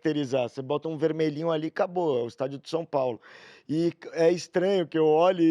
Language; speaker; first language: Portuguese; native; Portuguese